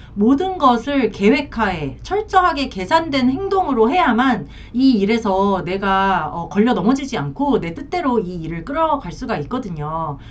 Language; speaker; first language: Korean; native; Korean